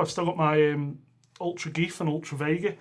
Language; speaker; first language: English; native; English